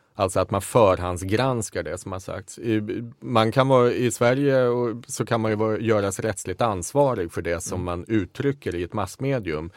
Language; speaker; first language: Swedish; native; Swedish